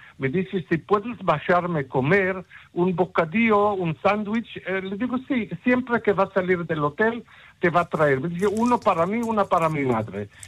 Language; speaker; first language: Spanish; early bilingual, heritage; Ladino